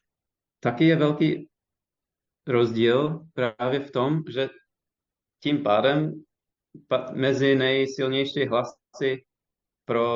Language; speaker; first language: Czech; non-native, fluent; English